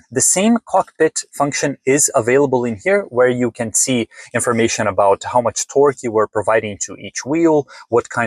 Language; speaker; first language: English; native; English